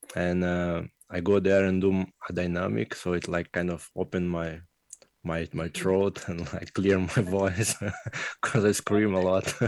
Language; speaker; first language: English; non-native, fluent; Portuguese